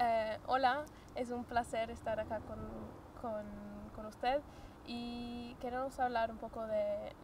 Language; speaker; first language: Spanish; non-native, fluent; English